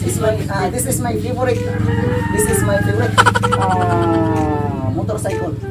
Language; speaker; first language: English; non-native, learner; Filipino